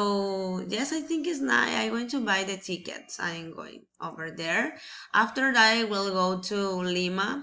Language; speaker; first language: English; non-native, learner; Spanish